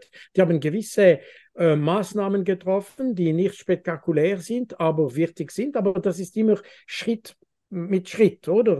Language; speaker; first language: German; non-native, fluent; French